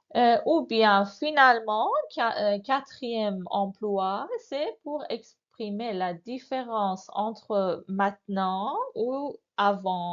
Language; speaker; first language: French; non-native, fluent; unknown